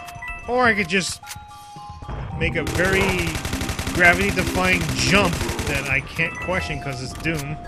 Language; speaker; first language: English; native; English